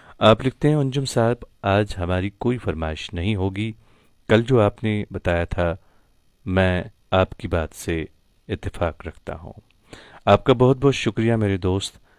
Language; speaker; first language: Hindi; non-native, local second language; Kashmiri